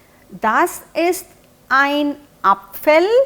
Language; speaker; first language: German; non-native, fluent; Hindi